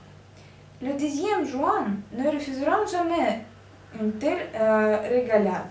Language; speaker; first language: French; non-native, learner; Russian